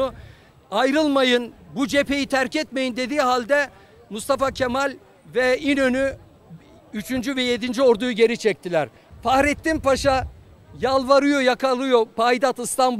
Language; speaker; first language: Turkish; native; Turkish